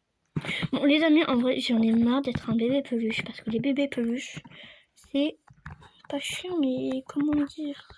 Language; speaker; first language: French; native; French